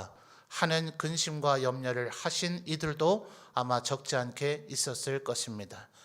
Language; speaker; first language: Korean; native; Korean